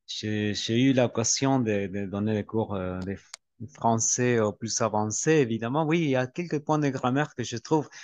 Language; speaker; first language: French; non-native, fluent; Spanish